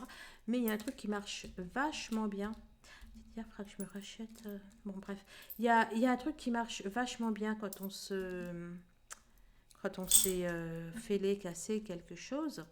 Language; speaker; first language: French; native; French